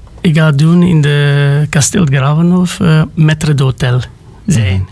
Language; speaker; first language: Dutch; non-native, learner; Romanian